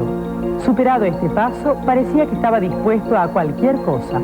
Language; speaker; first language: Spanish; native; Spanish